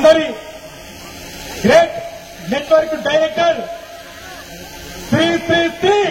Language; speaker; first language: Telugu; native; Telugu